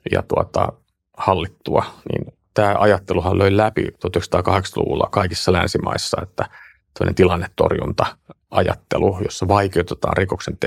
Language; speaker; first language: Finnish; native; Finnish